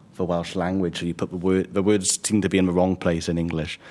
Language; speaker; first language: English; native; English